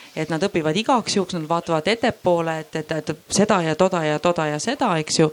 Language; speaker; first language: Estonian; native; Estonian